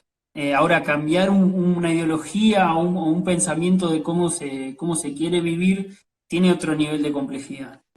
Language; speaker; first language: Spanish; native; Spanish